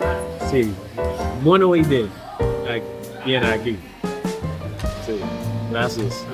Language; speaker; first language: Spanish; non-native, learner; English